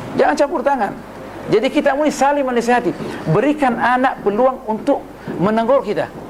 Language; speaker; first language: Malay; non-native, local second language; Buginese